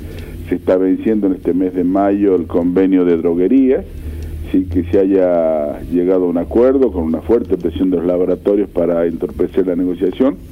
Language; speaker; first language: Spanish; native; Spanish